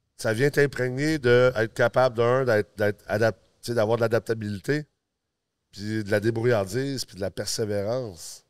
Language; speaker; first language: French; early bilingual, other home language; English